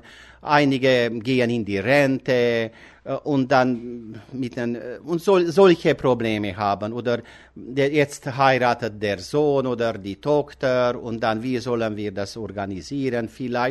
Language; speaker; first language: German; non-native, fluent; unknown